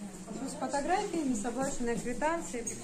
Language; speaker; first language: Russian; native; Russian